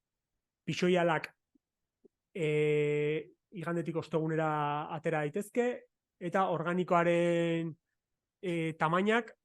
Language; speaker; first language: Basque; native; Basque